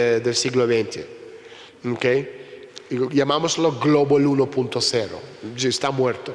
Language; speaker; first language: Spanish; non-native, fluent; Russian